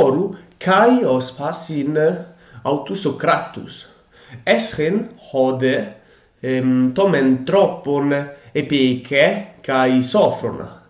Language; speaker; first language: Greek; non-native, learner; Italian